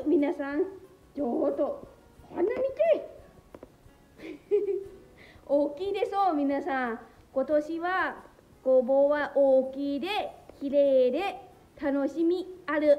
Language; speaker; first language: Japanese; non-native, learner; Lao